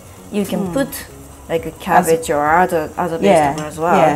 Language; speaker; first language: English; non-native, learner; Japanese